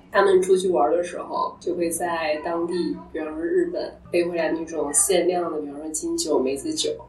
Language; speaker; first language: Chinese; native; Chinese